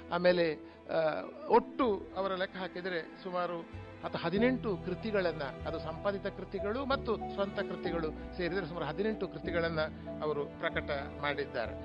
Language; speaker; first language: Kannada; native; Kannada